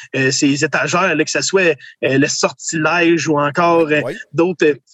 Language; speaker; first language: French; native; French